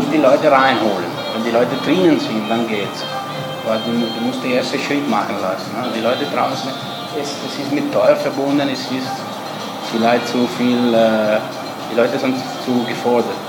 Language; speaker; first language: German; non-native, fluent; Italian